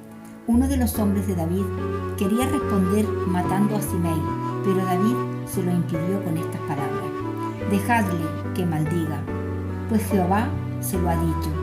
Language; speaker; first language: Spanish; native; Spanish